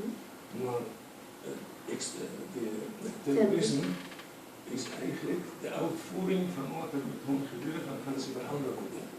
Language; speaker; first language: Dutch; non-native, fluent; Arabic